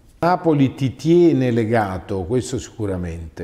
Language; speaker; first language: Italian; native; Italian